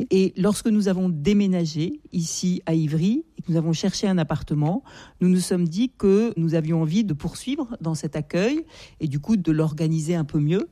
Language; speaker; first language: French; native; French